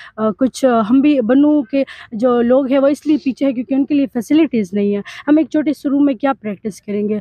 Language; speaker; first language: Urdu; non-native, local second language; Pashto